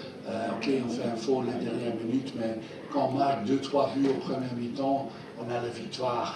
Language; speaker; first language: French; non-native, fluent; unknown